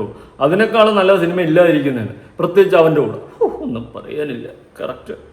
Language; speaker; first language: Malayalam; native; Malayalam